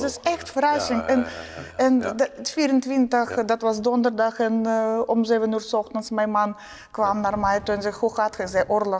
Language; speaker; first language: Dutch; non-native, learner; Ukrainian